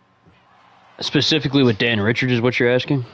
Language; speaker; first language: English; native; English